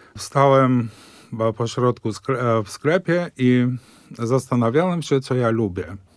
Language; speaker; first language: Polish; early bilingual, heritage; Polish